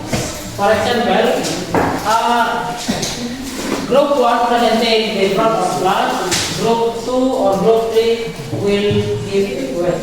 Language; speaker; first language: English; non-native, learner; Indonesian